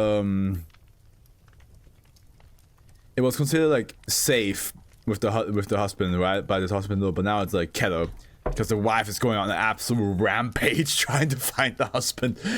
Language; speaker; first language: English; non-native, fluent; German